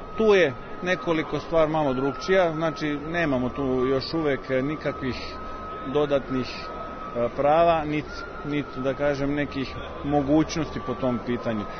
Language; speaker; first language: Serbian; early bilingual, heritage; Serbian